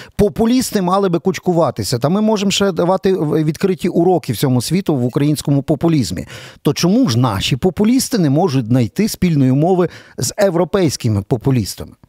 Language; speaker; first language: Ukrainian; native; Ukrainian